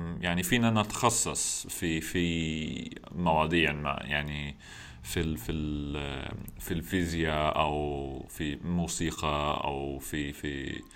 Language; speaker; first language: Arabic; non-native, learner; English